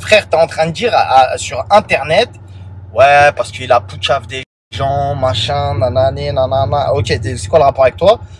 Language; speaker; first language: French; native; French